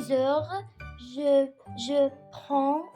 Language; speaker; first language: French; non-native, learner; Arabic